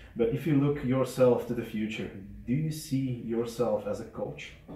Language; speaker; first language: English; non-native, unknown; Slovak